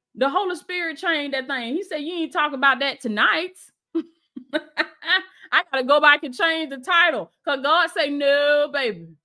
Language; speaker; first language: English; native; English